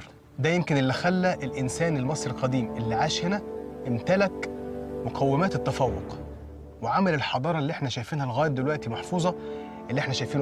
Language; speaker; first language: Arabic; native; Arabic